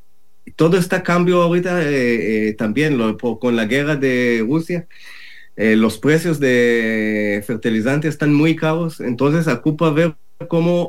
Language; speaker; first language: Spanish; non-native, learner; Hebrew